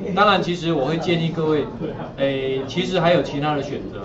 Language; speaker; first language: Chinese; native; Chinese